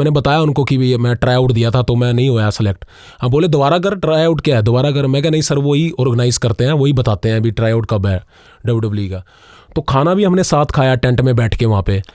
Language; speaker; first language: Hindi; non-native, local second language; Punjabi